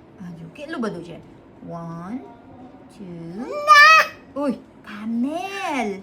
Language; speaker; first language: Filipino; native; Filipino